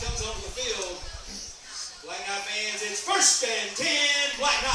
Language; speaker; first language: English; native; English